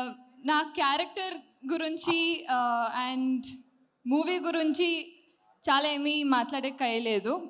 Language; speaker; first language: Telugu; non-native, learner; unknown